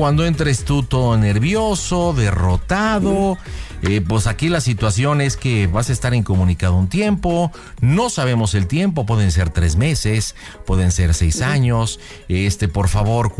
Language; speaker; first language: Spanish; native; Spanish